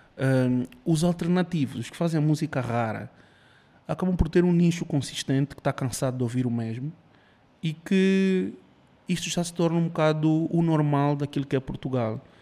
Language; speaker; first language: Portuguese; early bilingual, heritage; Spanish